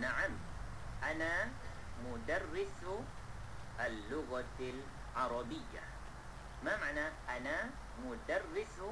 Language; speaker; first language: Arabic; non-native, fluent; Malay